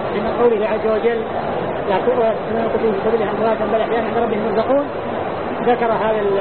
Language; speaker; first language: Arabic; native; Arabic